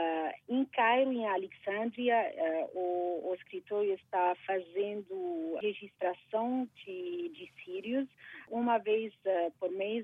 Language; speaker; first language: Portuguese; non-native, fluent; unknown